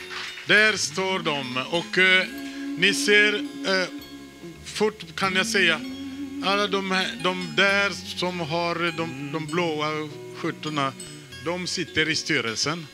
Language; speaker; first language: Swedish; non-native, fluent; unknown